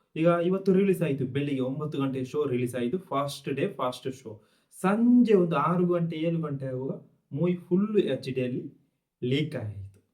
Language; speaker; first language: Kannada; non-native, local second language; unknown